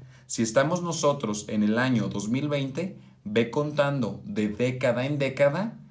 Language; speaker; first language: Spanish; native; Spanish